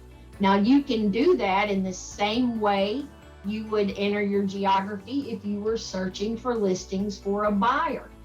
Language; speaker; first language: English; native; English